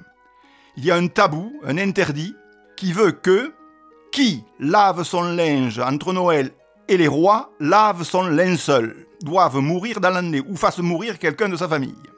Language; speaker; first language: French; native; French